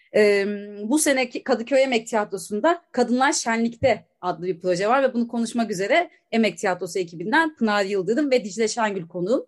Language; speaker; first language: Turkish; native; Turkish